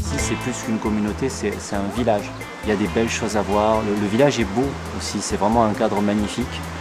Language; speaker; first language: French; native; French